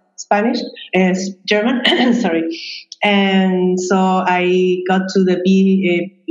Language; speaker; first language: English; non-native, fluent; Spanish